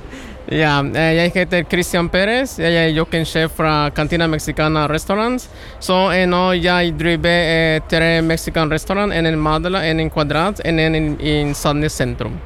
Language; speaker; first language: Norwegian; non-native, learner; Spanish